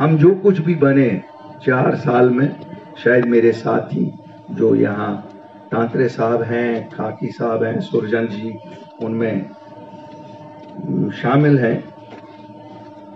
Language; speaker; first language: Hindi; non-native, local second language; Kashmiri